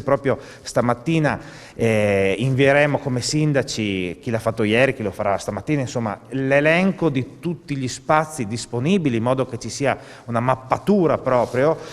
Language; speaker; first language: Italian; native; Italian